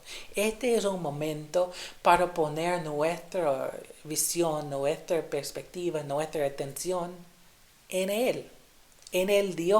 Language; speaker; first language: Spanish; non-native, fluent; English